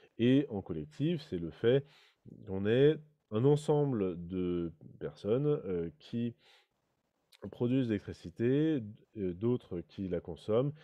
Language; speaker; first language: French; native; French